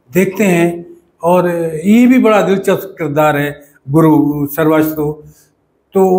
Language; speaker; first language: Urdu; non-native, local second language; Sindhi